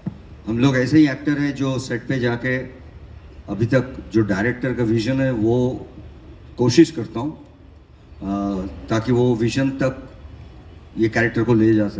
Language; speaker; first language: Hindi; non-native, local second language; Bangla